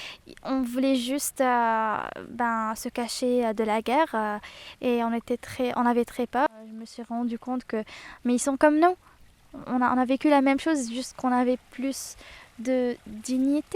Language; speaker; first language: French; non-native, local second language; Arabic